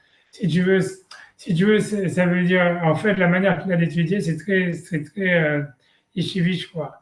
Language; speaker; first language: French; native; French